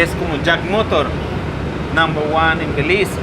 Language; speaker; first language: Spanish; non-native, learner; English